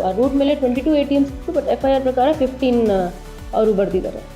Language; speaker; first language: Kannada; non-native, fluent; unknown